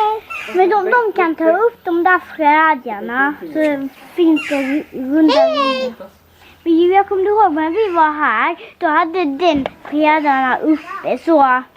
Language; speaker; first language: Swedish; native; Swedish